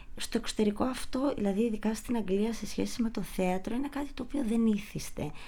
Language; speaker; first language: Greek; native; Greek